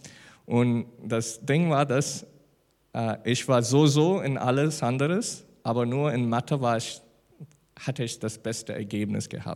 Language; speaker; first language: German; non-native, learner; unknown